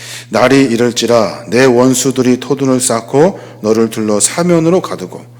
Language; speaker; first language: Korean; native; Korean